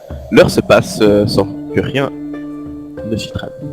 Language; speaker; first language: French; native; French